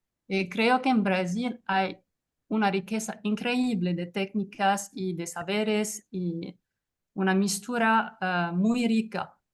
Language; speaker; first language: Spanish; non-native, fluent; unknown